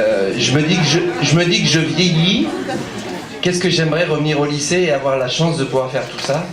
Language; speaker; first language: French; native; French